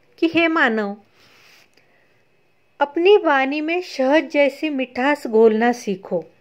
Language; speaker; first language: Hindi; non-native, local second language; Marathi